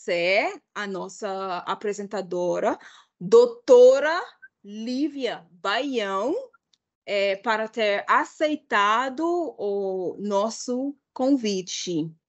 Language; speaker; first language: Portuguese; non-native, fluent; English